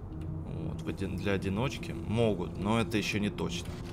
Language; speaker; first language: Russian; native; Russian